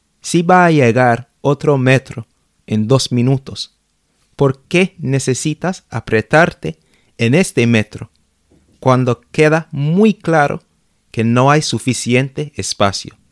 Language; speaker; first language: Spanish; non-native, fluent; English